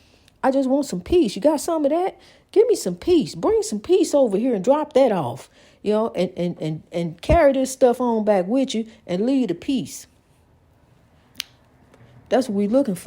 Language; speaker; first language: English; native; English